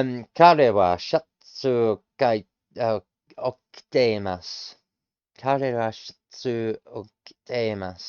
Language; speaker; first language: Japanese; non-native, learner; English